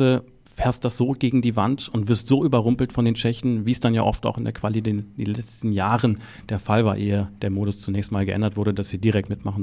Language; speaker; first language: German; native; German